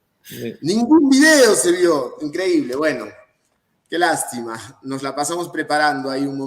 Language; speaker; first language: Spanish; native; Spanish